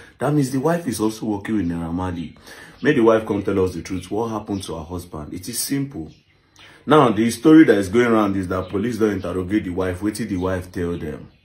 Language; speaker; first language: Nigerian Pidgin; native; Nigerian Pidgin